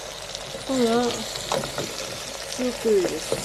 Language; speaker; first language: Turkish; non-native, learner; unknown